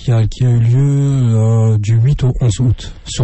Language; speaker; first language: French; native; French